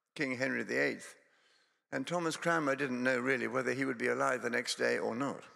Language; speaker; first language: English; native; English